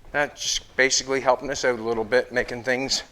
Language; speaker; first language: English; native; English